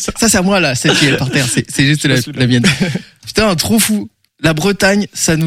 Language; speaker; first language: French; native; French